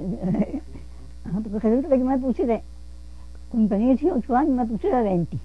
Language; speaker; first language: Spanish; native; Spanish